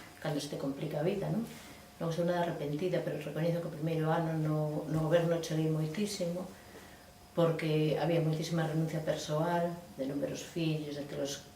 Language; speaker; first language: Galician; non-native, local second language; Spanish